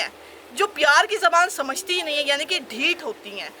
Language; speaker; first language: Urdu; non-native, local second language; Punjabi